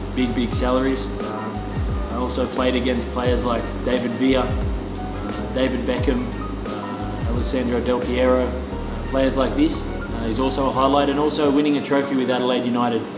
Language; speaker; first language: English; native; English